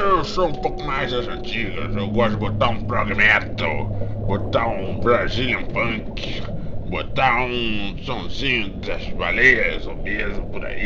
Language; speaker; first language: Portuguese; native; Portuguese